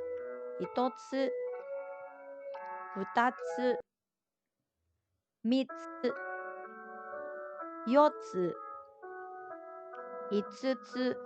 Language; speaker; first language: Japanese; non-native, fluent; Indonesian